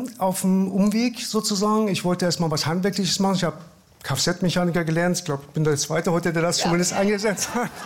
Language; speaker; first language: German; early bilingual, other home language; Persian